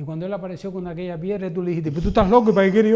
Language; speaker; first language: Spanish; native; Spanish